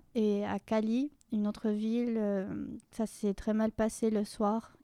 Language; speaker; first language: French; non-native, fluent; Spanish